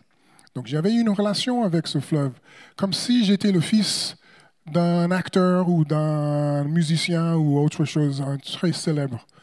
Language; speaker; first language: French; non-native, fluent; English